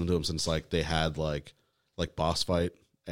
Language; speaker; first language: English; native; English